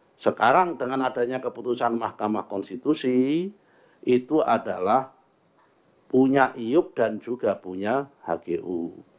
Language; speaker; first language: Indonesian; native; Indonesian